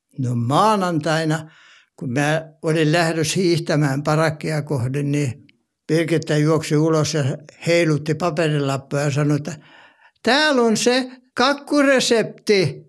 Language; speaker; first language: Finnish; native; Finnish